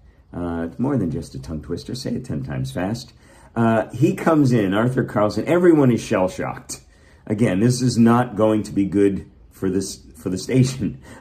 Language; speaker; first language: English; native; English